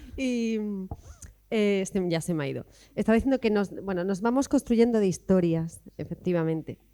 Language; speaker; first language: Spanish; native; Spanish